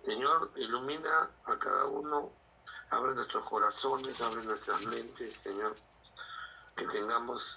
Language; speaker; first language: Spanish; native; Spanish